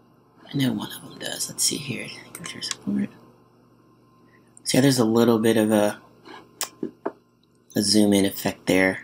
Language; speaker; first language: English; native; English